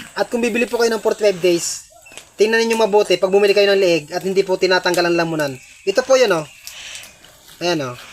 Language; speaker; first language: Filipino; non-native, local second language; Bikol